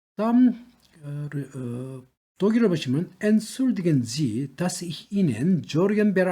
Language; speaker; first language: German; non-native, learner; Korean